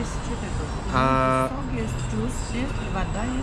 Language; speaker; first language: Russian; non-native, local second language; Tajik